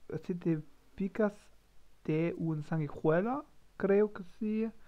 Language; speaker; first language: Spanish; non-native, learner; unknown